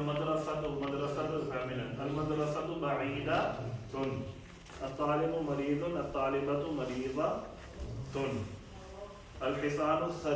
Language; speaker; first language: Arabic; non-native, fluent; Urdu